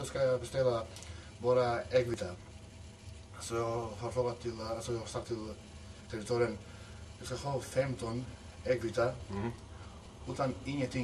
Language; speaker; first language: Swedish; non-native, fluent; Macedonian